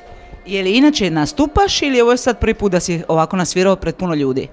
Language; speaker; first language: Croatian; native; Croatian